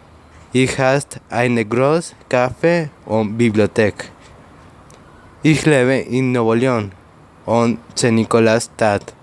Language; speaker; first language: German; non-native, learner; Spanish